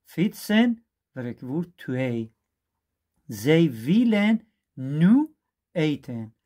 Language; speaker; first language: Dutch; non-native, fluent; Persian